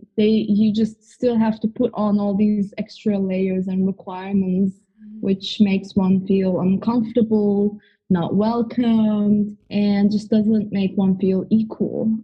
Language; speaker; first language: English; non-native, fluent; Turkish